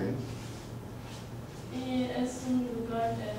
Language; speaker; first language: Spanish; non-native, learner; Turkish